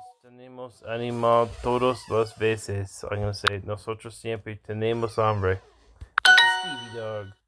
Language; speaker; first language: Spanish; non-native, learner; English